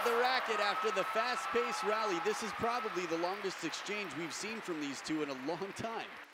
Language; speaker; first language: English; native; English